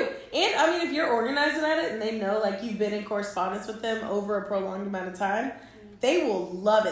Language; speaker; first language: English; native; English